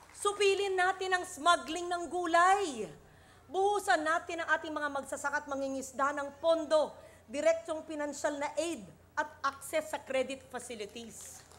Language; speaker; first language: Filipino; native; Filipino